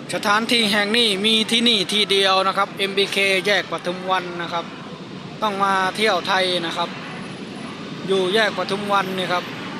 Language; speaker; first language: Thai; native; Thai